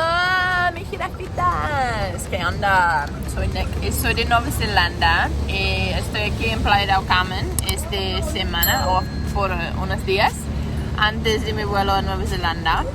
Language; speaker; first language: Spanish; non-native, learner; English